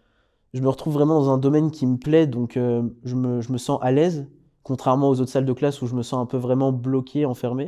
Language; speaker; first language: French; native; French